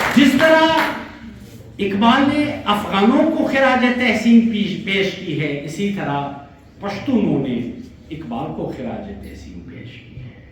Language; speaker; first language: Urdu; non-native, local second language; Pashto